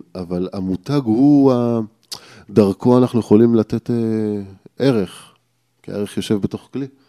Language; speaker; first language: Hebrew; native; Hebrew